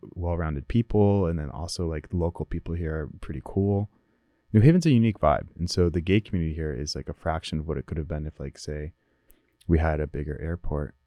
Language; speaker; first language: English; native; English